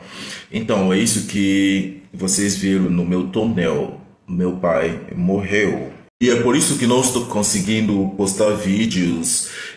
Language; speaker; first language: Portuguese; non-native, fluent; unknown